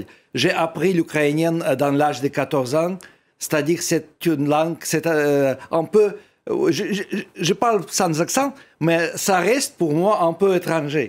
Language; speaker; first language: French; non-native, fluent; Russian